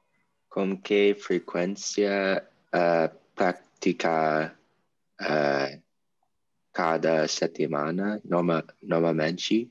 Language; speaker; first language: Portuguese; non-native, learner; English